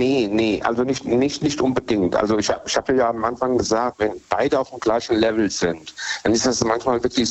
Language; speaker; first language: German; native; German